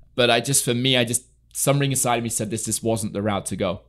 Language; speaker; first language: English; native; English